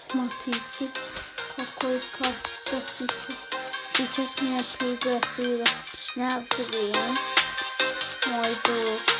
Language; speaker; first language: Russian; non-native, learner; Azerbaijani